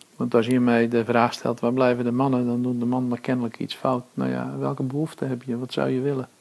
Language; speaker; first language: Dutch; early bilingual, other home language; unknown